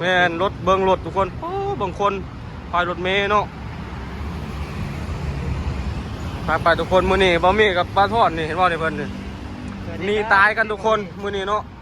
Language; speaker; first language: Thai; non-native, learner; Lao